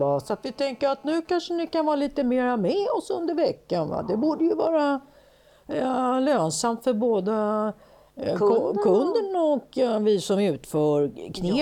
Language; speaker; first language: Swedish; native; Swedish